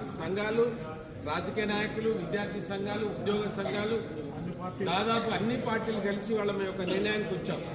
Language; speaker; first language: Telugu; non-native, local second language; Lambadi